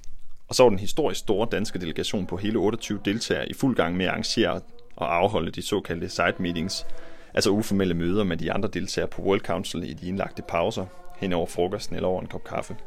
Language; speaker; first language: Danish; native; Danish